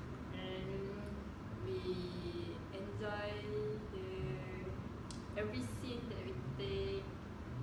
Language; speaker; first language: English; non-native, local second language; Malay